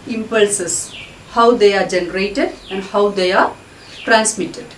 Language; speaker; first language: English; non-native, local second language; Malayalam